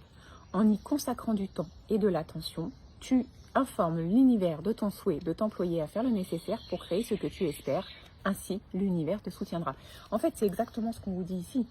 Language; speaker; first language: French; native; French